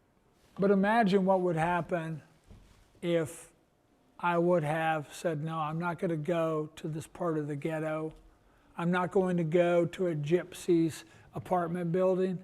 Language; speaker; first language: English; native; English